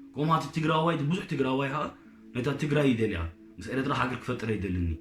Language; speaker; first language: Tigrinya; early bilingual, heritage; Tigrinya